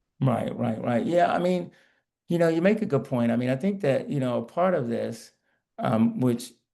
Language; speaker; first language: English; native; English